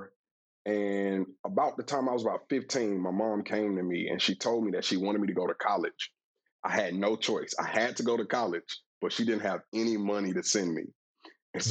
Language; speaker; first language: English; native; English